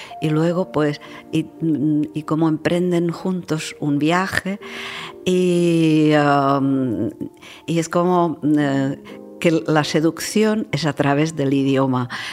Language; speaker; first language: Spanish; non-native, fluent; Czech